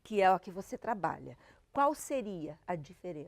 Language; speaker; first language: Portuguese; native; Portuguese